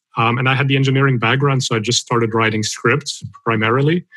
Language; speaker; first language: English; non-native, fluent; Dutch